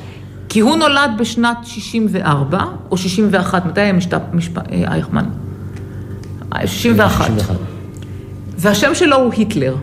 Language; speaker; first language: Hebrew; native; Hebrew